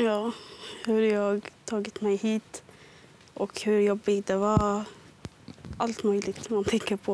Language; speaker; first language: Swedish; early bilingual, other home language; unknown